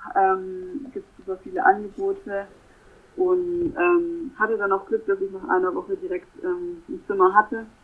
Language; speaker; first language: German; native; German